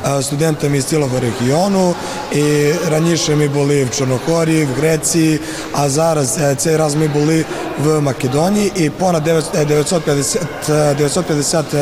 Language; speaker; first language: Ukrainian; non-native, fluent; Serbian